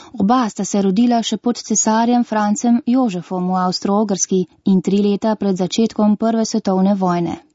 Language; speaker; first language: Slovenian; native; Slovenian